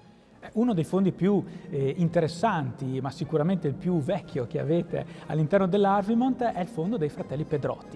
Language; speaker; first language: Italian; native; Italian